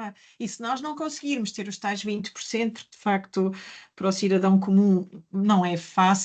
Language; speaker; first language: Portuguese; native; Portuguese